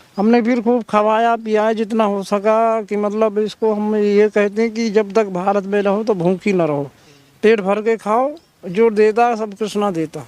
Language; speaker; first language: Hindi; native; Hindi